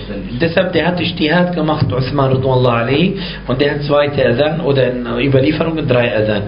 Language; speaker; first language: German; non-native, fluent; Arabic